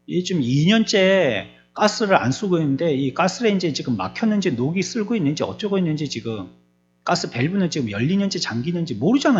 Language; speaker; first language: Korean; native; Korean